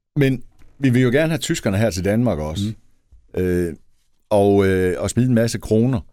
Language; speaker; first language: Danish; native; Danish